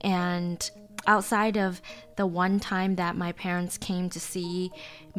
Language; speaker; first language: English; early bilingual, other home language; Chinese